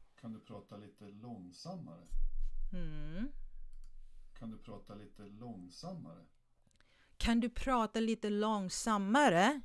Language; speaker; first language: Swedish; non-native, fluent; Thai